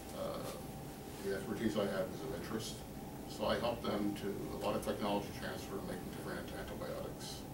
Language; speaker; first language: English; native; English